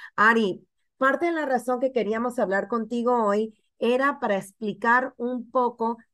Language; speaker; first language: Spanish; native; Spanish